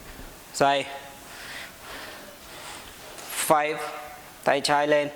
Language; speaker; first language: Vietnamese; non-native, learner; Hindi